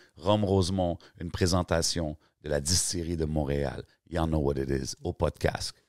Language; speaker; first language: French; native; French